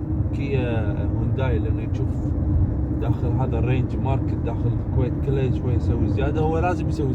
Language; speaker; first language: Arabic; non-native, learner; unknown